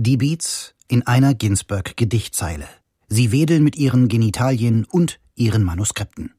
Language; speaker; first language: German; native; German